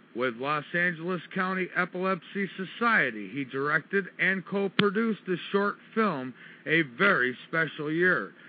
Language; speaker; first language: English; native; English